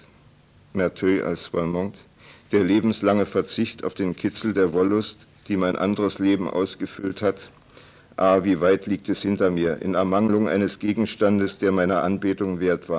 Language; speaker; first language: German; native; German